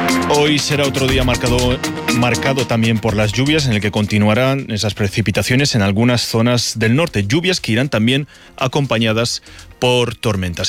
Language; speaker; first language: Spanish; native; Spanish